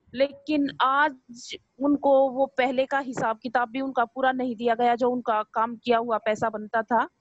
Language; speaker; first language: Hindi; native; Hindi